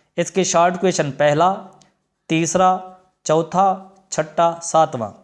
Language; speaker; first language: Urdu; non-native, local second language; Punjabi